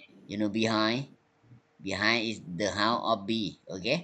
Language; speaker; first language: English; non-native, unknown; Thai